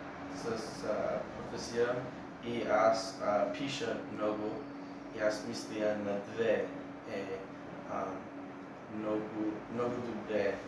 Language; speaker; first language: Bulgarian; early bilingual, heritage; English